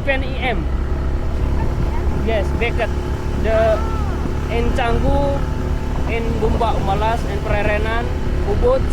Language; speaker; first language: English; non-native, learner; Indonesian